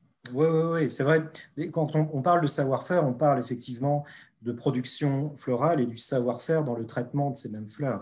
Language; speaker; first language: French; native; French